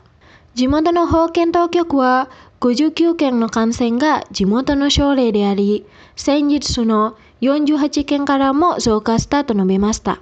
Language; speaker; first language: Japanese; non-native, fluent; Indonesian